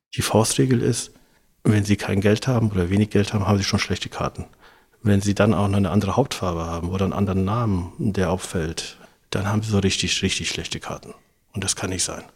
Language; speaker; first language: German; native; German